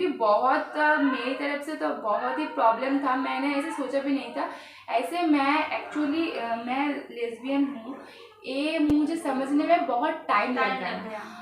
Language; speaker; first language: Hindi; non-native, local second language; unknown